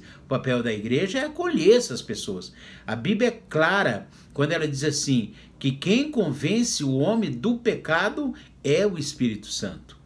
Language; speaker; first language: Portuguese; native; Portuguese